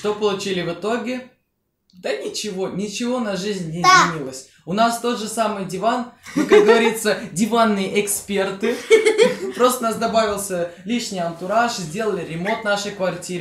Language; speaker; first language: Russian; native; Russian